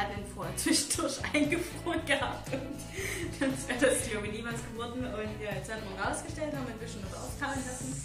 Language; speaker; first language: German; native; German